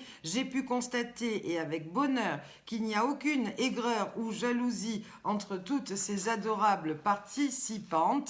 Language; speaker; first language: French; native; French